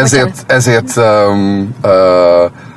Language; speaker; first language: Hungarian; non-native, learner; English